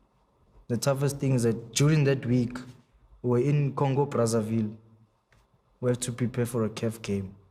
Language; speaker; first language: English; non-native, local second language; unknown